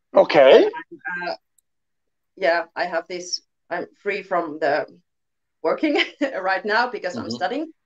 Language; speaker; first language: English; non-native, learner; Finnish